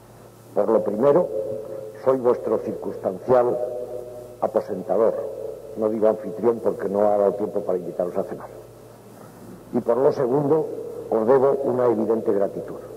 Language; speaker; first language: Spanish; native; Spanish